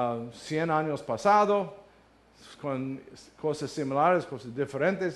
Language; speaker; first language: Spanish; non-native, learner; English